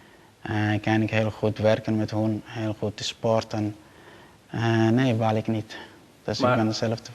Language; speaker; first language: Dutch; non-native, learner; Somali